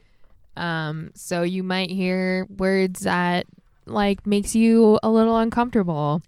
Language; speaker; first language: English; native; English